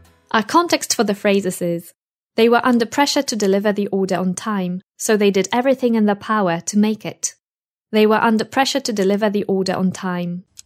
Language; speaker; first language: English; non-native, fluent; Polish